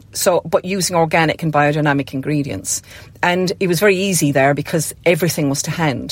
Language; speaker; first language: English; native; English